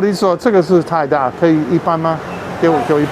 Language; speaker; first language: Chinese; non-native, learner; English